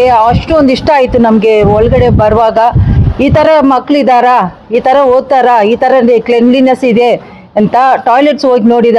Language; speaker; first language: Kannada; non-native, local second language; Tamil